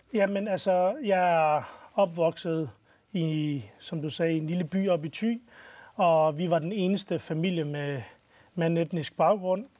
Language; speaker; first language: Danish; early bilingual, other home language; Arabic